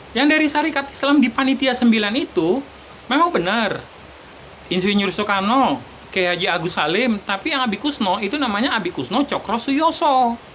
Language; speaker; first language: Indonesian; native; Indonesian